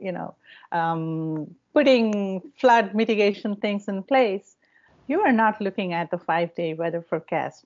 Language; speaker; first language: English; non-native, local second language; Bangla